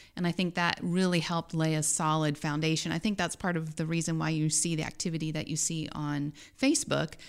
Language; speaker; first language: English; native; English